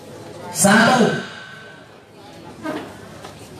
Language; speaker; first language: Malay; non-native, local second language; Javanese